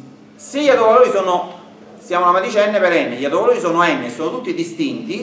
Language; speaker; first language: Italian; native; Italian